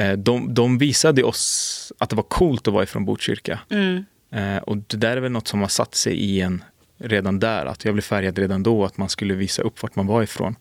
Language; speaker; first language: Swedish; native; Swedish